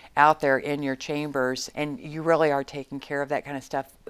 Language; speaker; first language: English; native; English